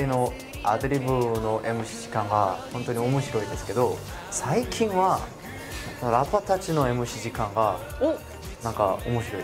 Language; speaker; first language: Japanese; non-native, fluent; Korean